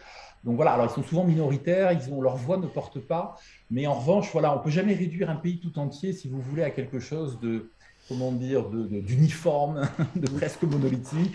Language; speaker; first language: French; native; French